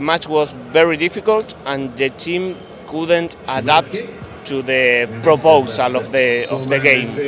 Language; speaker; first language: English; non-native, fluent; Spanish